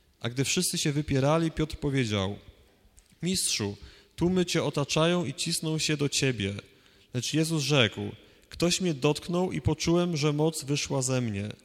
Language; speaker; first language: Polish; native; Polish